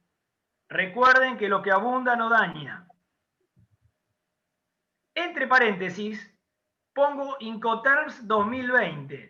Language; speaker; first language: Spanish; native; Spanish